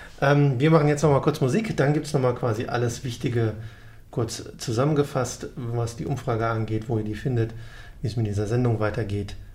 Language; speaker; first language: German; native; German